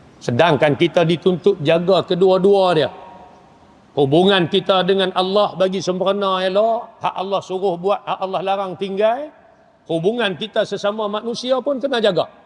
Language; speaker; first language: Malay; native; Malay